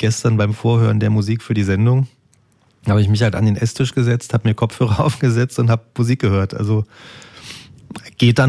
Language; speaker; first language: German; native; German